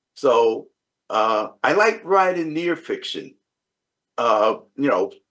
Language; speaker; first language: English; native; English